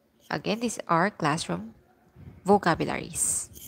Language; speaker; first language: English; non-native, local second language; Filipino